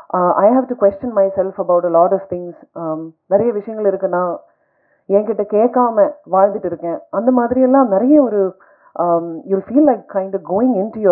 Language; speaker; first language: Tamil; non-native, fluent; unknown